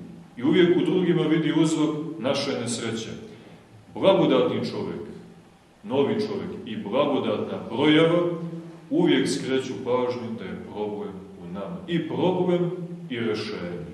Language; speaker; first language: Serbian; native; Serbian